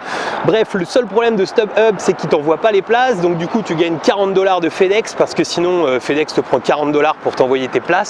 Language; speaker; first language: French; native; French